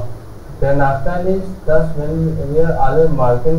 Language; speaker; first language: German; non-native, learner; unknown